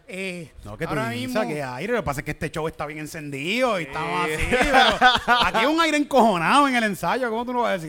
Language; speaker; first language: Spanish; native; Spanish